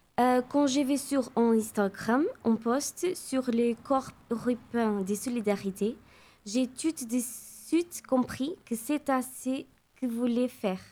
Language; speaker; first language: French; non-native, learner; Portuguese